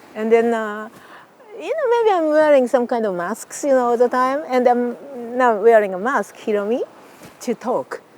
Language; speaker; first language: English; non-native, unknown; Japanese